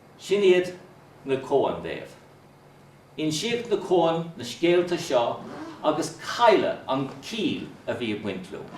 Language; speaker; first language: Irish; non-native, local second language; English